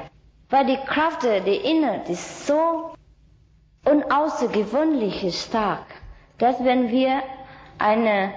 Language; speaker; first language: German; non-native, learner; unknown